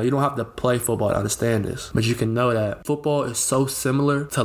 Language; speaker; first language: English; native; English